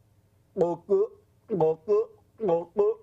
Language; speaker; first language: Japanese; non-native, learner; English